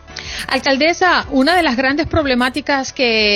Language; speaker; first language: Spanish; native; Spanish